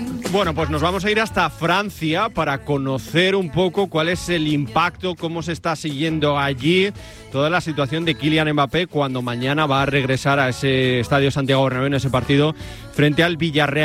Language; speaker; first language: Spanish; native; Spanish